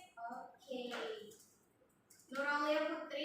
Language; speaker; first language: English; non-native, learner; Indonesian